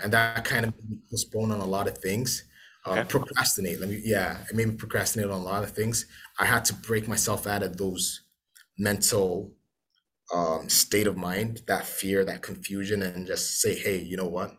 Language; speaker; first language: English; non-native, local second language; Akan